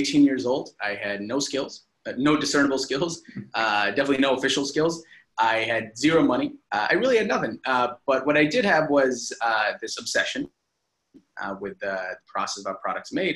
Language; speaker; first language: English; non-native, local second language; Hindi